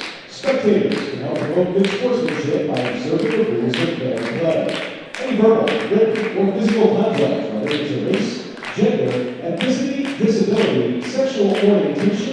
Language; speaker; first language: English; native; English